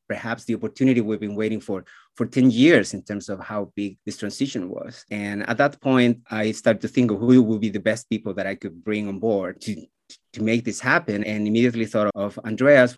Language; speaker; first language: English; non-native, fluent; Spanish